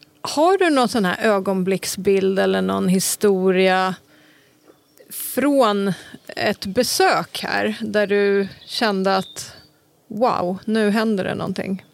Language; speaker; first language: Swedish; native; Swedish